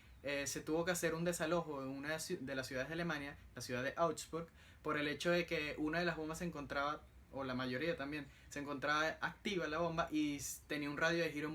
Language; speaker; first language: Spanish; native; Spanish